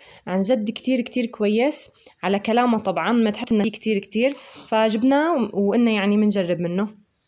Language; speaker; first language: Arabic; native; Arabic